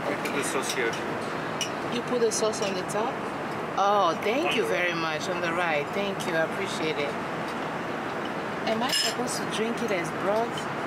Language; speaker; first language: English; native; English